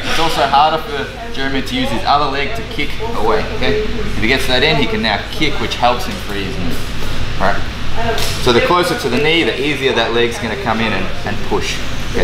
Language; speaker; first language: English; native; English